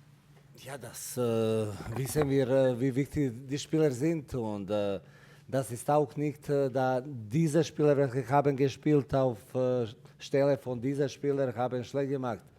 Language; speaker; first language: German; non-native, fluent; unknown